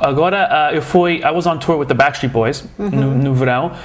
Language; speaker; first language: English; early bilingual, other home language; Portuguese